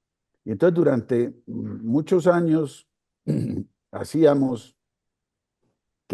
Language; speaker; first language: Spanish; native; Spanish